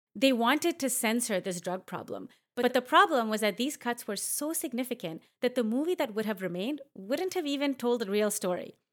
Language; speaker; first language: English; early bilingual, other home language; Hindi